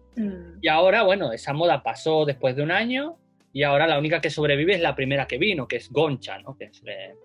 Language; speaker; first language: Spanish; native; Spanish